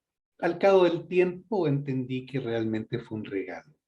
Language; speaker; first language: Spanish; native; Spanish